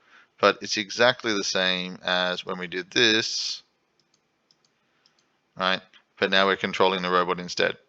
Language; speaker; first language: English; native; English